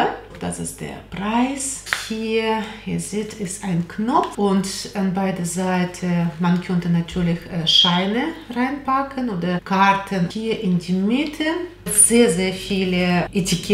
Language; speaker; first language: German; non-native, fluent; Russian